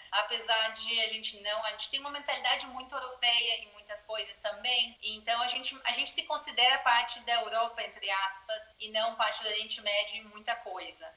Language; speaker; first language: Portuguese; native; Portuguese